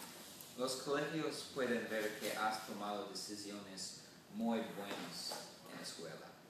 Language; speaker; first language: Spanish; non-native, learner; English